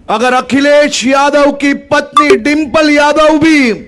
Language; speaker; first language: Hindi; non-native, local second language; Gujarati